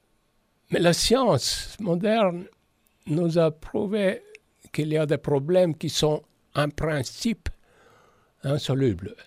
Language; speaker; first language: French; non-native, fluent; Estonian